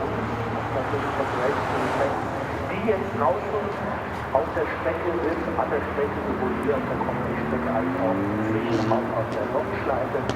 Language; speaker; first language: German; native; German